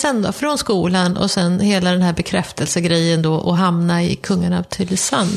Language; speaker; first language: Swedish; native; Swedish